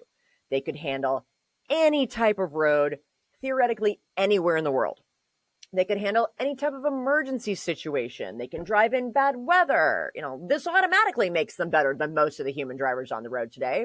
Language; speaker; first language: English; native; English